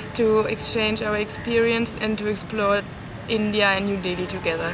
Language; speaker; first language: English; non-native, fluent; German